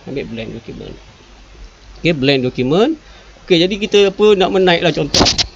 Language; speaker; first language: Malay; native; Malay